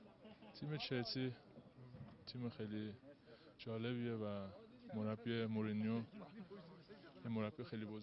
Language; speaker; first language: Persian; early bilingual, heritage; Persian